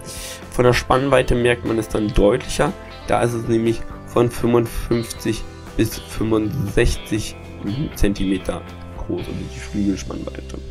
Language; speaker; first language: German; native; German